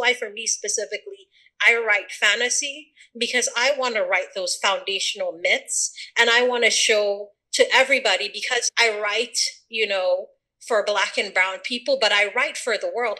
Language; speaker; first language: English; early bilingual, other home language; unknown